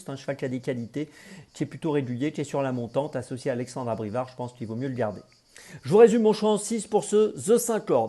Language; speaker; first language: French; native; French